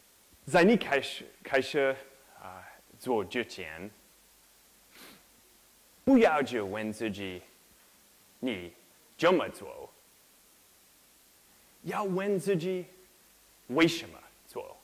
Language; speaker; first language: Chinese; non-native, learner; English